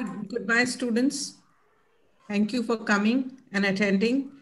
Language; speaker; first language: English; non-native, local second language; Odia